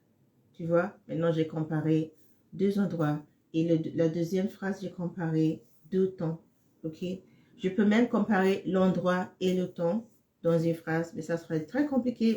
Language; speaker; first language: French; non-native, fluent; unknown